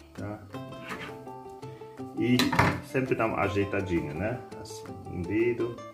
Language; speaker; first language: Portuguese; non-native, learner; German